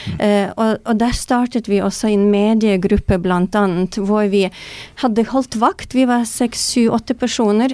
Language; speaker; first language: Norwegian; non-native, fluent; Ukrainian